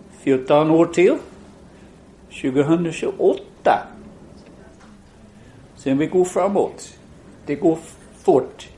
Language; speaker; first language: Swedish; non-native, fluent; English